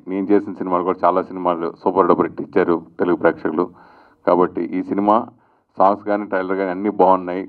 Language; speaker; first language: Telugu; native; Telugu